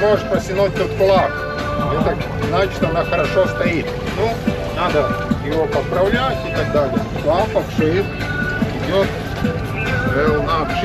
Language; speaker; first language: Russian; non-native, local second language; Latvian